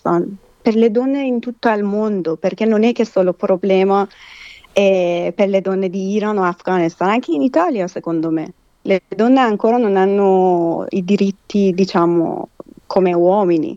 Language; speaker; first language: Italian; non-native, fluent; Persian